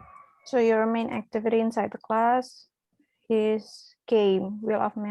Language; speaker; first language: English; non-native, fluent; Indonesian